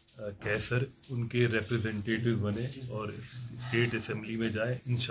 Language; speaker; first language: Hindi; non-native, local second language; Kashmiri